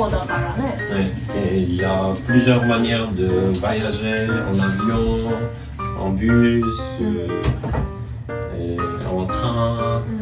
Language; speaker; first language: French; non-native, learner; Korean